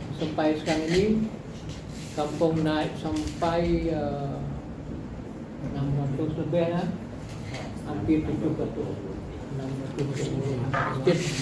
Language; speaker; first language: Malay; non-native, fluent; Eastern Cham